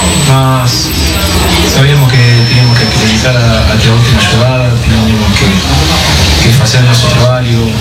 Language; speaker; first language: Portuguese; non-native, fluent; Spanish